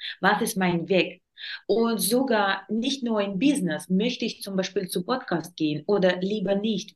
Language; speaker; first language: German; non-native, learner; Russian